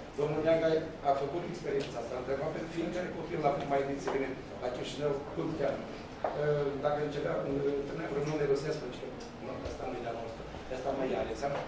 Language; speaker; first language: Romanian; native; Romanian